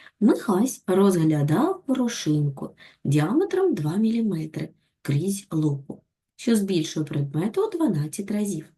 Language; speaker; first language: Ukrainian; native; Ukrainian